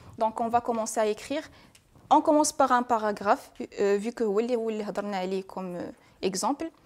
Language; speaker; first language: French; non-native, local second language; Arabic